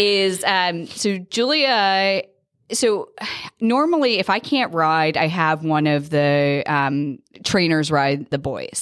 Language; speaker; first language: English; native; English